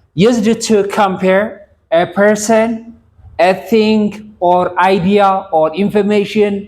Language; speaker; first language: English; non-native, local second language; Amharic